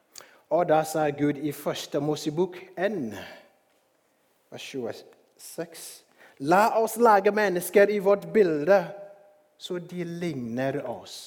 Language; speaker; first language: Norwegian; non-native, fluent; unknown